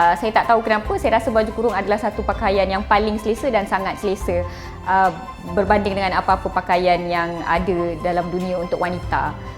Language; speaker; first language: Malay; non-native, local second language; Tamil